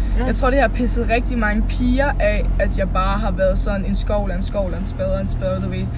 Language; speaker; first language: Danish; native; Danish